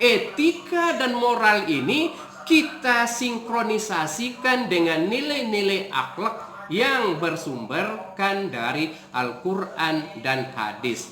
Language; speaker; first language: Indonesian; native; Indonesian